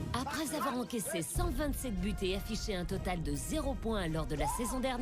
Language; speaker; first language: French; native; French